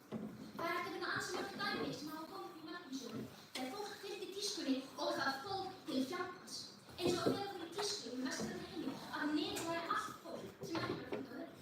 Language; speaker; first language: Icelandic; native; Icelandic